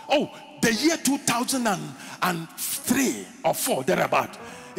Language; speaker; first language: English; non-native, local second language; Akan